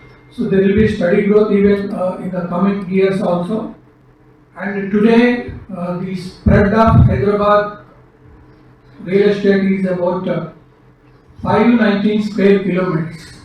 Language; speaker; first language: English; non-native, local second language; Telugu